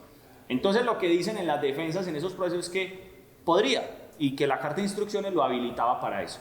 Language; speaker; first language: Spanish; native; Spanish